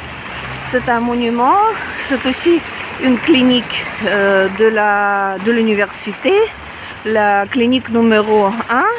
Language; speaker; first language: French; non-native, fluent; Russian